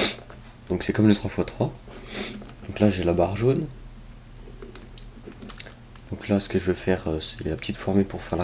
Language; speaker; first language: French; native; French